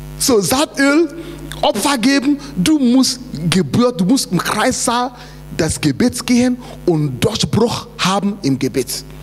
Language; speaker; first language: German; non-native, fluent; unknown